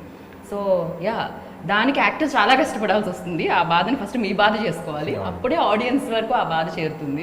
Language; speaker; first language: Telugu; native; Telugu